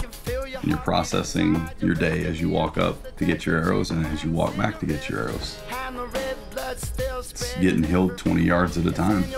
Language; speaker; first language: English; native; English